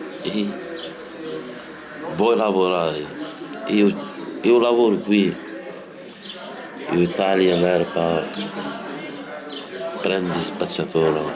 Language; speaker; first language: Italian; non-native, learner; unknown